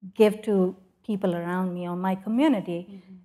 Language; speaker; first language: English; non-native, local second language; Urdu